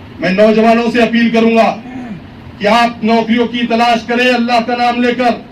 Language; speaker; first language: Urdu; native; Urdu